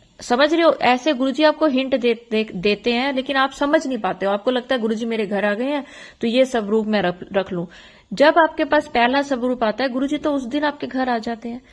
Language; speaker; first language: Hindi; native; Hindi